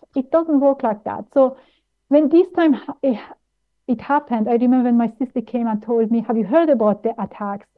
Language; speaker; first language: English; non-native, fluent; German